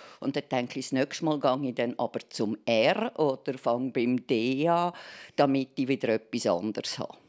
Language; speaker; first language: German; native; German